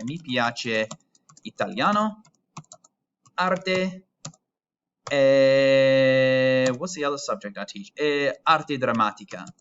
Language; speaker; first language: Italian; non-native, fluent; English